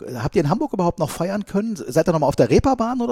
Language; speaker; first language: German; native; German